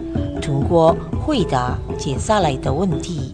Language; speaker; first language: Chinese; non-native, fluent; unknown